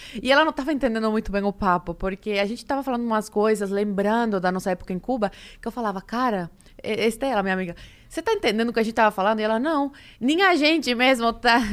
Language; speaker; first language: Portuguese; early bilingual, other home language; Spanish